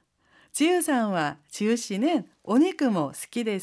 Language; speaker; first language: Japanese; non-native, fluent; Korean